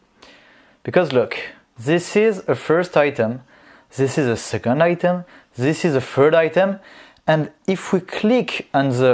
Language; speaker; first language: English; non-native, fluent; French